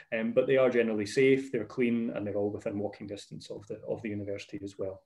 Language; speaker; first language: English; native; English